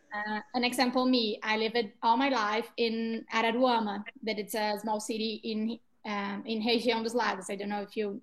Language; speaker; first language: English; non-native, learner; Portuguese